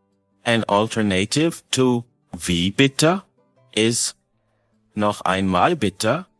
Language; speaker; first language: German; non-native, fluent; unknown